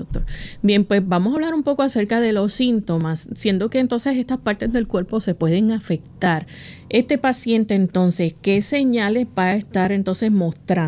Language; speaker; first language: Spanish; native; Spanish